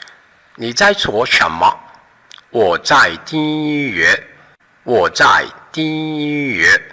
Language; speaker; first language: Chinese; non-native, fluent; Portuguese